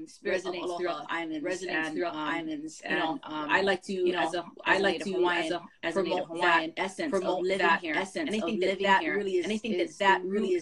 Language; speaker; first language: English; native; English